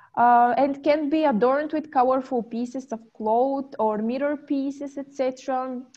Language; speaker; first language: English; non-native, fluent; Bulgarian